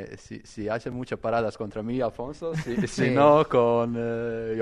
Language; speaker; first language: Spanish; non-native, learner; Croatian